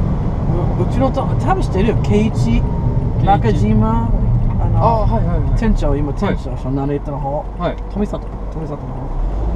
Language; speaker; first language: Japanese; non-native, learner; English